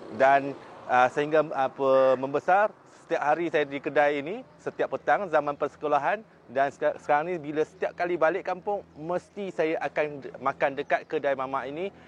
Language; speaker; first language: Malay; non-native, local second language; Min Nan Chinese